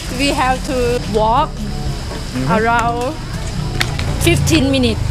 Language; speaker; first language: English; non-native, learner; Thai